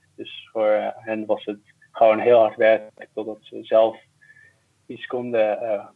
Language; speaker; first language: Dutch; early bilingual, other home language; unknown